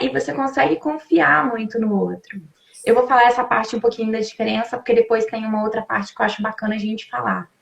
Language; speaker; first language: Portuguese; native; Portuguese